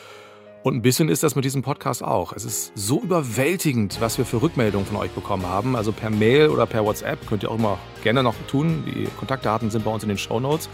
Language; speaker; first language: German; native; German